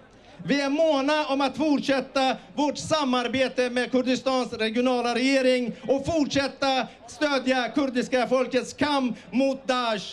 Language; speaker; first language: Swedish; early bilingual, other home language; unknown